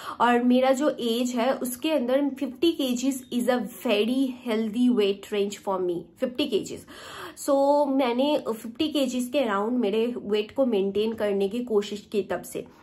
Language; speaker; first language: Hindi; native; Hindi